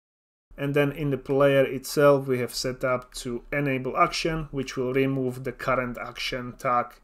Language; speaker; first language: English; non-native, fluent; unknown